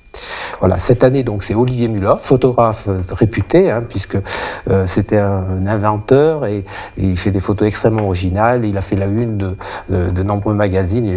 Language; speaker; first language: French; native; French